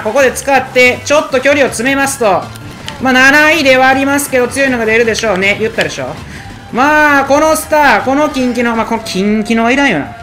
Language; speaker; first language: Japanese; native; Japanese